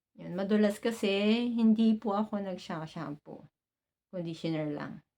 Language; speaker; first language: Filipino; native; Filipino